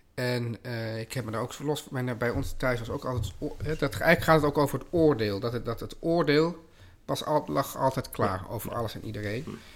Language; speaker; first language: Dutch; native; Dutch